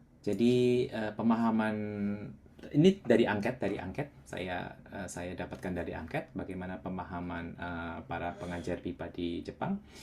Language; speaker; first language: Indonesian; non-native, local second language; Javanese